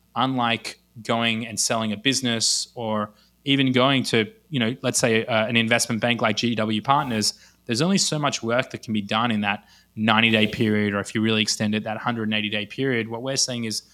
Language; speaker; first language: English; native; English